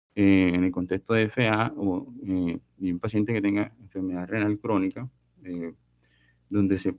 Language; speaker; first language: Spanish; native; Spanish